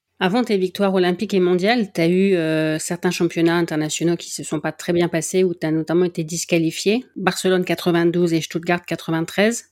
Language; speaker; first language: French; native; French